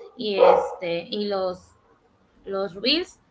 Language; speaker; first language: Spanish; native; Spanish